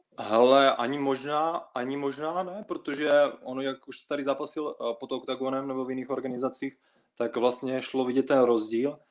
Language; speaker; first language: Czech; early bilingual, other home language; Russian